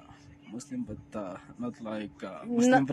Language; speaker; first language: English; non-native, learner; Arabic